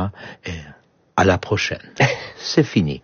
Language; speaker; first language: French; non-native, fluent; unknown